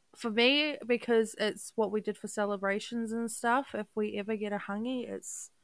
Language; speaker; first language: English; native; English